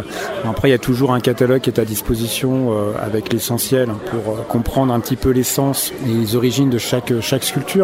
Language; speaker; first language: French; native; French